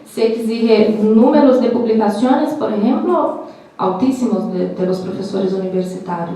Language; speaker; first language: Spanish; non-native, learner; Portuguese